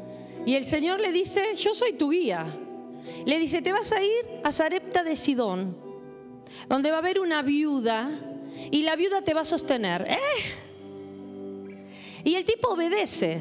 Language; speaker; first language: Spanish; native; Spanish